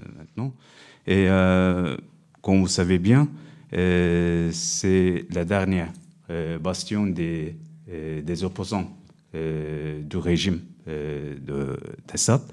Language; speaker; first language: French; non-native, fluent; Turkish